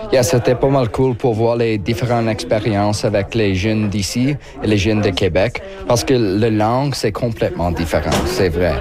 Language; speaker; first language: French; non-native, local second language; English